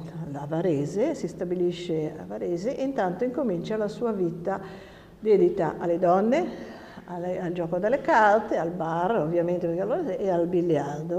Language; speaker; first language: Italian; native; Italian